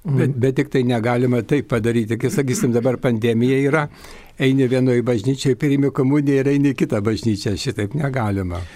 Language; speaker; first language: Lithuanian; native; Lithuanian